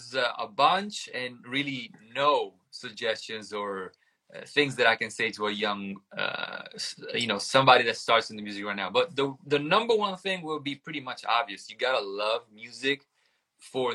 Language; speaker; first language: English; non-native, fluent; Italian